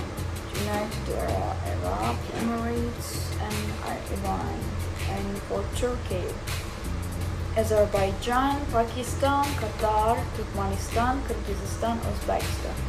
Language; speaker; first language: English; non-native, fluent; Urdu